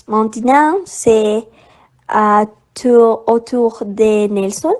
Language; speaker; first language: French; non-native, learner; Spanish